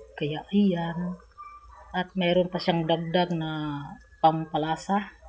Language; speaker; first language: Filipino; non-native, local second language; Cebuano